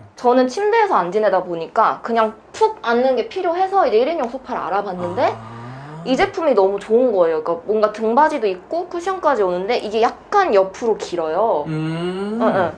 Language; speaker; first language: Korean; native; Korean